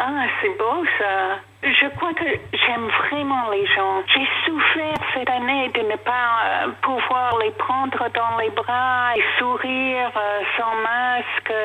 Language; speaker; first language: French; non-native, fluent; English